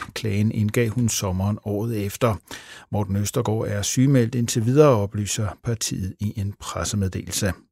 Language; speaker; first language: Danish; native; Danish